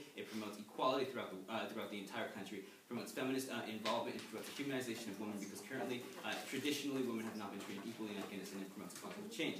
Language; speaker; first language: English; native; English